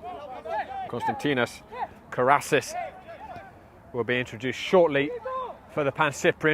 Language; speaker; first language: English; native; English